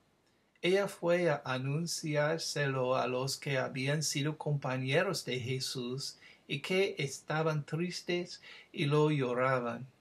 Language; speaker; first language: Spanish; non-native, fluent; English